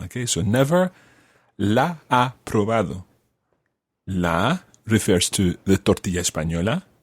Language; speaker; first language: Spanish; non-native, fluent; English